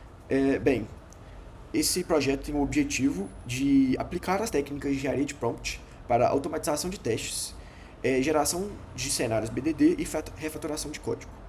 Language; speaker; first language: Portuguese; native; Portuguese